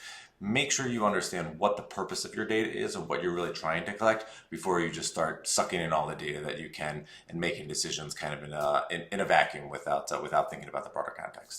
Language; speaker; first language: English; native; English